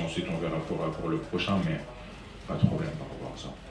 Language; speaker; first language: French; native; French